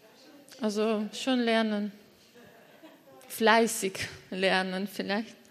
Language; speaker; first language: German; non-native, learner; Ukrainian